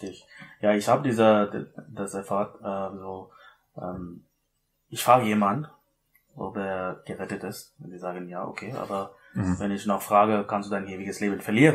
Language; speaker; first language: German; non-native, learner; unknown